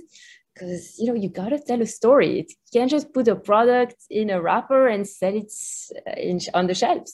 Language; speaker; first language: English; non-native, fluent; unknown